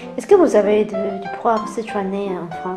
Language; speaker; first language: French; non-native, fluent; Chinese